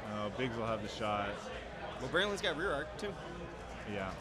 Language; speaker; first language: English; native; English